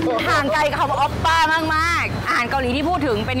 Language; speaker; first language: Thai; native; Thai